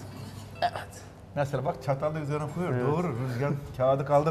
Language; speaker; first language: Turkish; native; Turkish